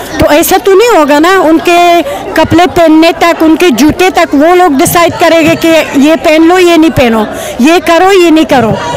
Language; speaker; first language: Hindi; non-native, fluent; Persian